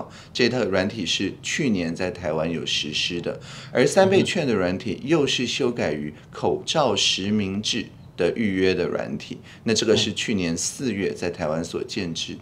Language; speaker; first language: Chinese; native; Chinese